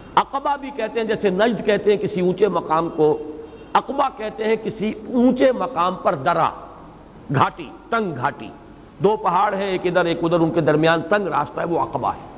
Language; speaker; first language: Urdu; native; Urdu